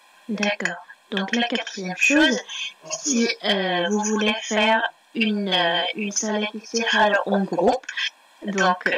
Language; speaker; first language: French; non-native, local second language; Arabic